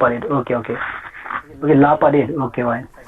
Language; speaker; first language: Spanish; non-native, learner; English